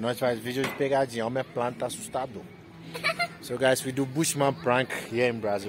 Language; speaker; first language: Portuguese; non-native, fluent; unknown